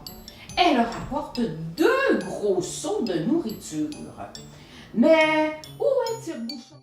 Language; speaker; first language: French; native; French